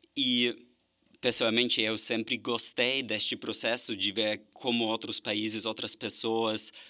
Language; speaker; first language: Portuguese; non-native, fluent; German